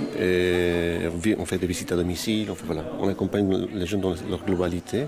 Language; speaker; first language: French; native; French